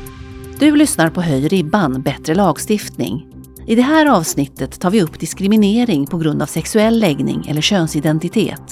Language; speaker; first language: Swedish; native; Swedish